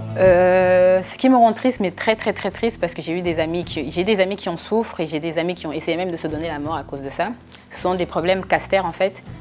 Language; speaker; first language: French; early bilingual, other home language; Wolof